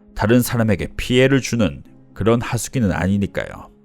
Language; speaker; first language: Korean; native; Korean